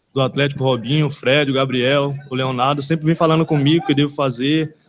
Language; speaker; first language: Portuguese; native; Portuguese